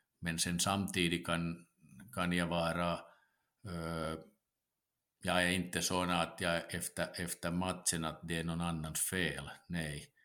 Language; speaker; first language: Swedish; non-native, local second language; Finnish